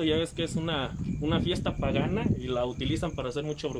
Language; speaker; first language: Spanish; native; Spanish